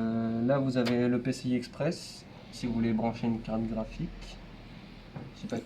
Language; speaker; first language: French; native; French